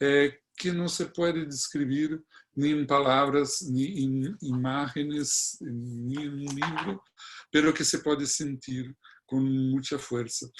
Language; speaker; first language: Spanish; non-native, fluent; Portuguese